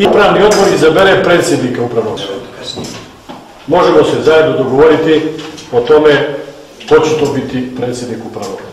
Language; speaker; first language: Bosnian; native; Bosnian